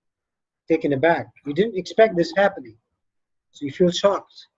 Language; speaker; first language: English; non-native, fluent; Arabic